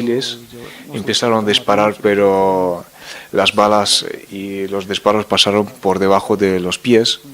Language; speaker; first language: Spanish; non-native, fluent; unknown